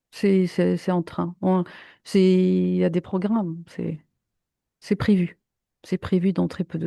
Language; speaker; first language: French; native; French